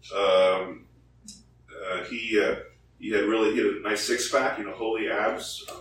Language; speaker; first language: English; early bilingual, other home language; Korean